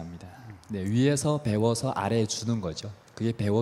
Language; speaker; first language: Korean; native; Korean